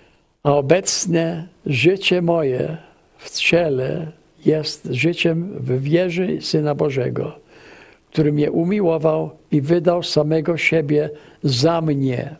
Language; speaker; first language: Polish; early bilingual, heritage; English